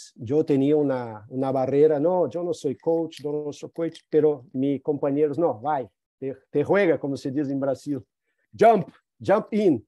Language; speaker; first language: Spanish; non-native, fluent; Portuguese